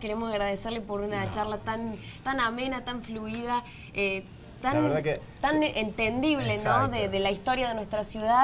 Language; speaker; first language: Spanish; native; Spanish